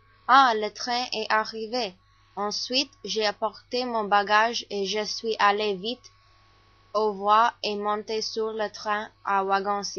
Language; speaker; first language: French; non-native, learner; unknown